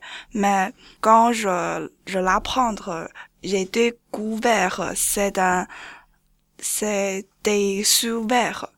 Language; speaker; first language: French; non-native, learner; Chinese